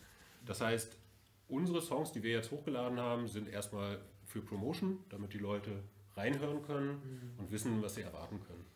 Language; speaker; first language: German; native; German